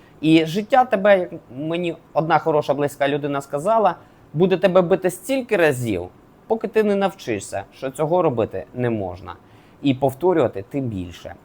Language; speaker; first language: Ukrainian; native; Ukrainian